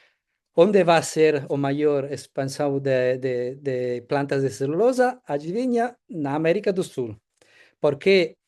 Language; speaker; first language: Portuguese; non-native, fluent; Italian